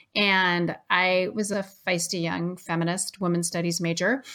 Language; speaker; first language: English; native; English